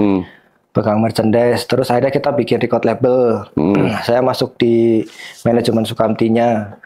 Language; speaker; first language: Indonesian; native; Indonesian